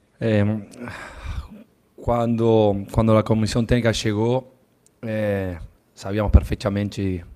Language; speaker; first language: Portuguese; non-native, learner; Spanish